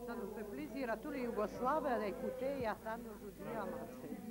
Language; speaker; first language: French; non-native, learner; Serbian